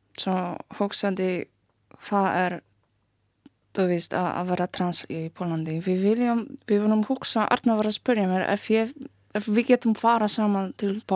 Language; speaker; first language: Icelandic; non-native, learner; Polish